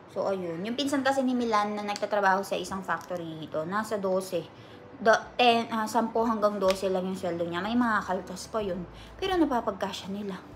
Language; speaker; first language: Filipino; native; Filipino